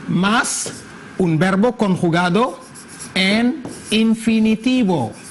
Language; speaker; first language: Spanish; non-native, fluent; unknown